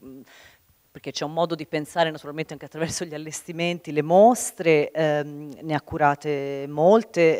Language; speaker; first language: Italian; native; Italian